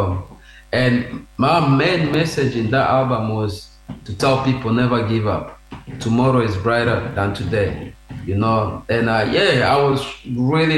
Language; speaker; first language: English; non-native, fluent; Swahili